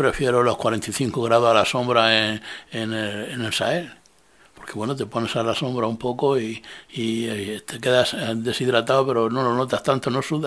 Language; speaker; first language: Spanish; native; Spanish